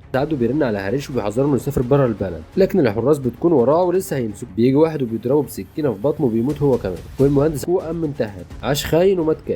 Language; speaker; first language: Arabic; native; Arabic